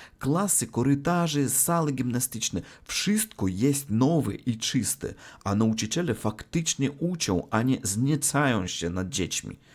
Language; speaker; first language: Polish; non-native, learner; Russian